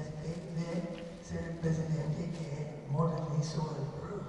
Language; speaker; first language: Spanish; non-native, fluent; English